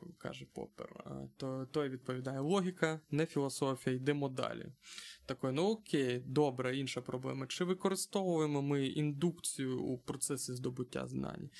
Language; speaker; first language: Ukrainian; non-native, local second language; Russian